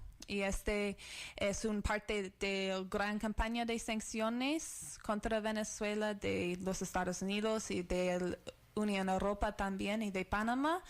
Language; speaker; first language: Spanish; non-native, learner; English